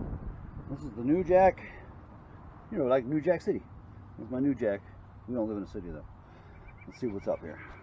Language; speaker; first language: English; native; English